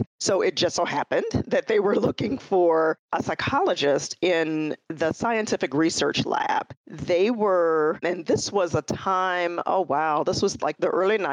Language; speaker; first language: English; native; English